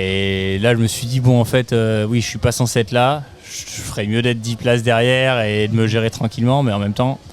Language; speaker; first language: French; native; French